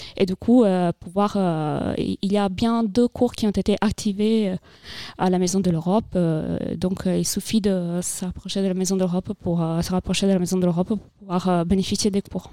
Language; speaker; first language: French; non-native, fluent; Italian